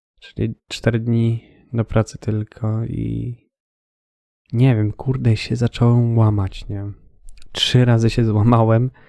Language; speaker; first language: Polish; native; Polish